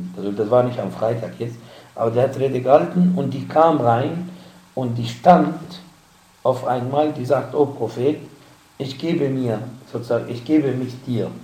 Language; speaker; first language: German; non-native, fluent; Arabic